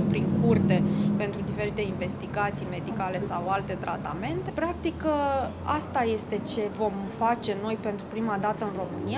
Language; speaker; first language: Romanian; native; Romanian